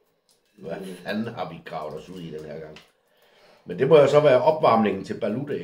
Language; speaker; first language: Danish; native; Danish